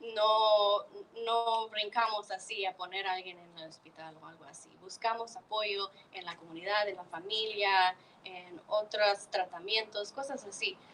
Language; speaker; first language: Spanish; early bilingual, heritage; Spanish